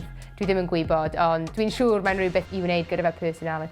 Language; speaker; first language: Welsh; non-native, local second language; English